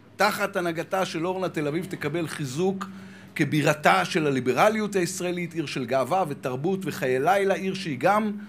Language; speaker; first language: Hebrew; native; Hebrew